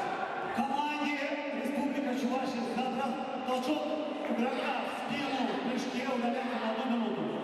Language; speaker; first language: Russian; native; Russian